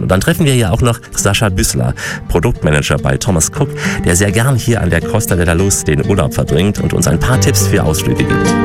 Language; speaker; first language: German; native; German